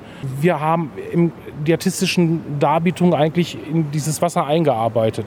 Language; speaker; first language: German; native; German